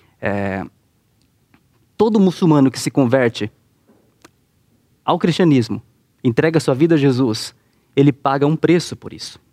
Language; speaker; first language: Portuguese; native; Portuguese